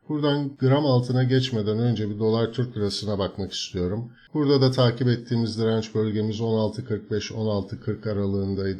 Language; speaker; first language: Turkish; native; Turkish